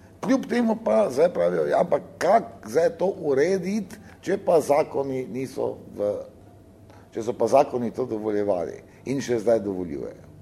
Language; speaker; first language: Slovenian; native; Slovenian